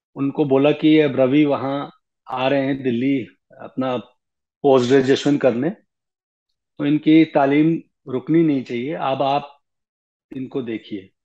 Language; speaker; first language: Hindi; native; Hindi